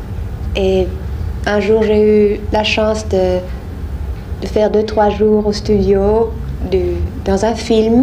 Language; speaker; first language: French; non-native, fluent; Dutch